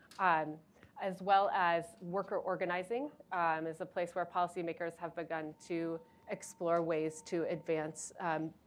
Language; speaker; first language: English; native; English